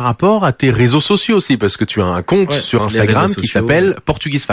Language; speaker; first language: French; early bilingual, other home language; Portuguese